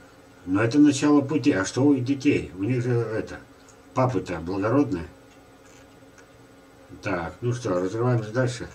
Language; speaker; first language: Russian; native; Russian